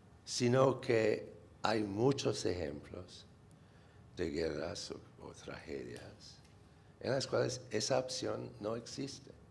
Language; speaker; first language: Spanish; non-native, fluent; English